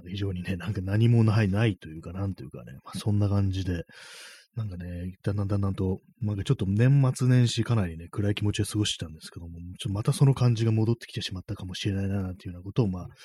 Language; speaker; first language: Japanese; native; Japanese